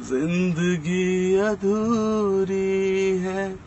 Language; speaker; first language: Hindi; native; Hindi